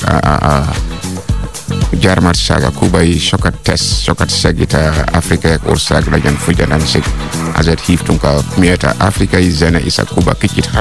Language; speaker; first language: Hungarian; non-native, fluent; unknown